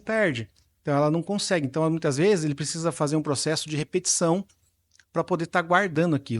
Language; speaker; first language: Portuguese; native; Portuguese